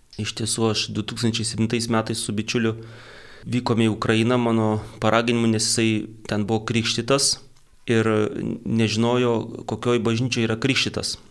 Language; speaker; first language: Lithuanian; native; Lithuanian